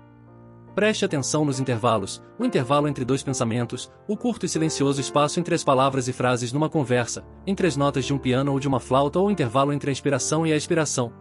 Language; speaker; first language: Portuguese; native; Portuguese